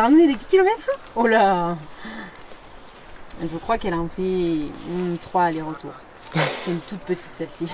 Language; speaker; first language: French; native; French